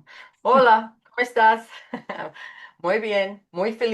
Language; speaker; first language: Spanish; non-native, learner; English